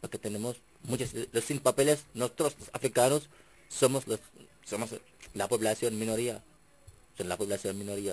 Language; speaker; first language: Spanish; non-native, fluent; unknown